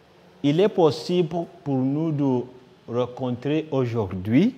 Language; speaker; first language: French; non-native, fluent; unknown